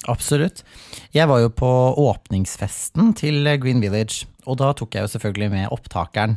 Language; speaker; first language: Norwegian; native; Norwegian